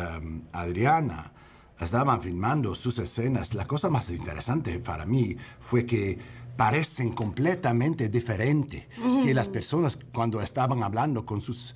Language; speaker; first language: Spanish; non-native, learner; English